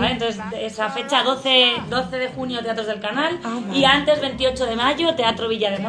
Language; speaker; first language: Spanish; native; Spanish